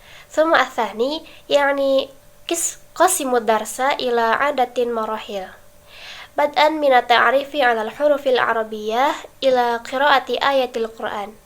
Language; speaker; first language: Arabic; non-native, learner; Indonesian